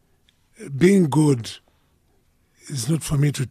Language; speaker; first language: English; non-native, local second language; Shona